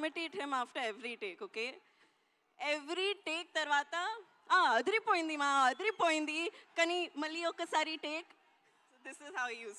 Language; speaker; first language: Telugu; non-native, learner; Hindi